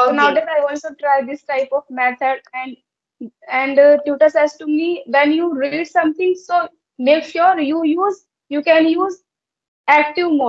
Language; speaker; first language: English; non-native, learner; Hindi